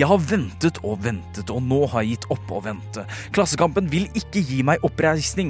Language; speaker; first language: Norwegian; native; Norwegian